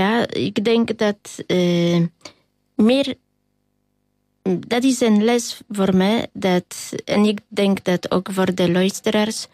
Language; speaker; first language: Dutch; non-native, learner; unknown